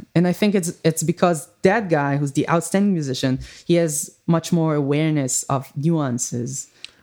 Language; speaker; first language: English; non-native, fluent; Hebrew